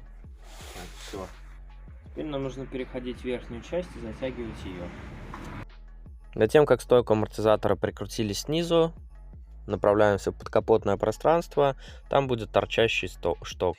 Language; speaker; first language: Russian; native; Russian